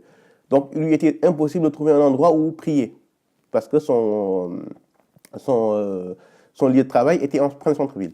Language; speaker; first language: French; native; French